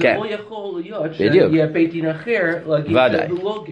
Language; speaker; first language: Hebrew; non-native, learner; English